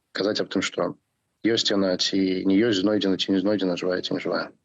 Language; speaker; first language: Belarusian; non-native, local second language; Russian